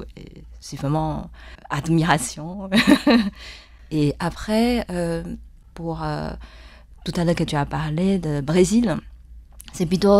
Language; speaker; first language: French; non-native, fluent; Chinese